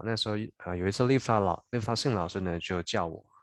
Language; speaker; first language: Chinese; native; Chinese